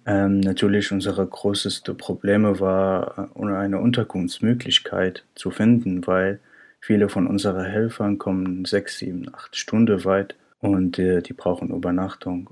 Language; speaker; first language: German; non-native, fluent; Arabic